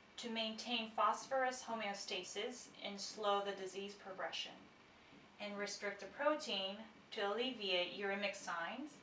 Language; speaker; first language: English; non-native, fluent; Japanese